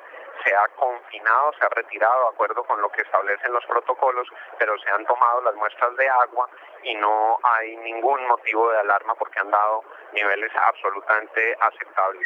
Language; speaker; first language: Spanish; native; Spanish